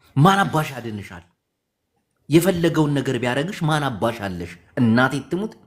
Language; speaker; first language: Amharic; native; Amharic